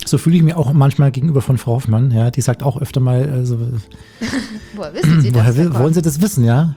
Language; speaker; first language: German; native; German